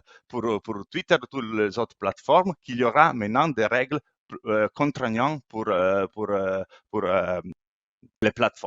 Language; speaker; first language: French; non-native, fluent; Italian